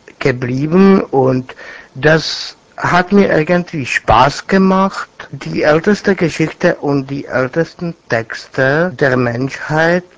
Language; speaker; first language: German; non-native, fluent; Czech